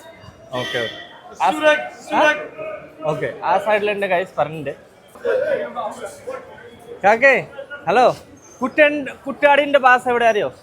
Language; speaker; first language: Malayalam; non-native, learner; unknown